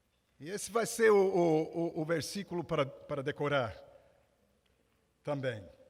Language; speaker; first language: Portuguese; non-native, fluent; English